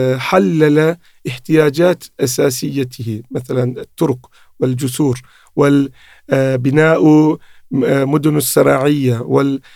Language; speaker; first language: Arabic; non-native, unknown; Turkish